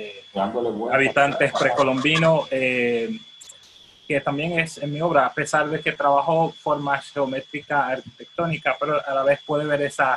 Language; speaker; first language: Spanish; non-native, fluent; Haitian Creole